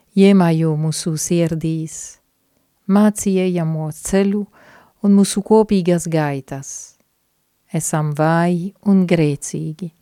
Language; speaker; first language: Latvian; non-native, fluent; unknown